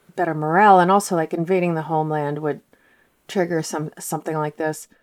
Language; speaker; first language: English; early bilingual, heritage; Russian